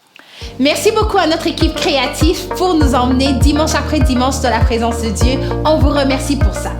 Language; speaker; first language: French; native; French